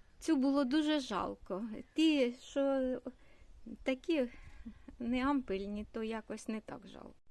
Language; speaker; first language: Ukrainian; non-native, local second language; Russian